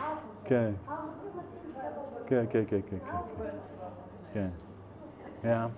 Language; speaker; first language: Hebrew; non-native, learner; German